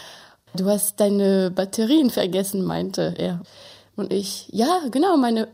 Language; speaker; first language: German; non-native, fluent; French